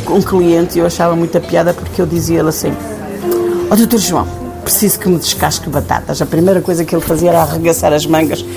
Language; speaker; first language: Portuguese; native; Portuguese